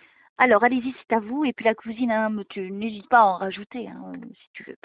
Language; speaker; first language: French; native; French